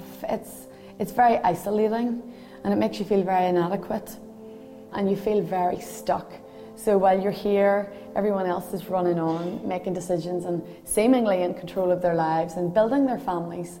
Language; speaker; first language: English; native; English